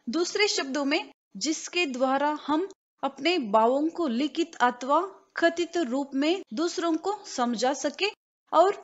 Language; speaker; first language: Hindi; non-native, local second language; Kannada